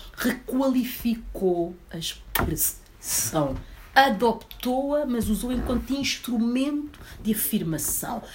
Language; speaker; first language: Portuguese; early bilingual, other home language; Upper Guinea Crioulo